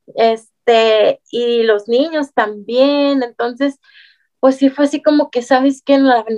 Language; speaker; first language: Spanish; native; Spanish